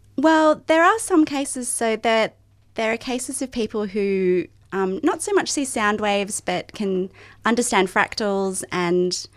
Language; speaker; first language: English; native; English